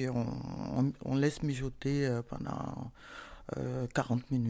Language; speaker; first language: French; non-native, local second language; Bambara